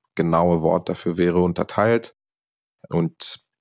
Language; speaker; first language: German; non-native, fluent; Arabic